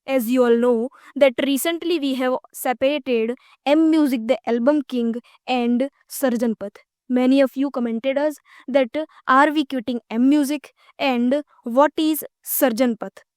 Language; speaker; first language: English; non-native, local second language; Gujarati